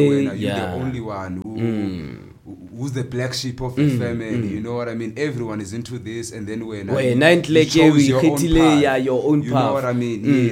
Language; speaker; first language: English; non-native, local second language; Xhosa